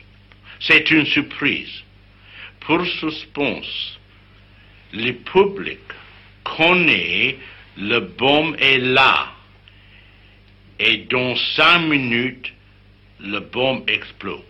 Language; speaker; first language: French; non-native, learner; English